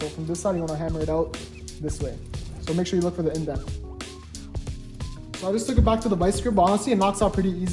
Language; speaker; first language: English; native; English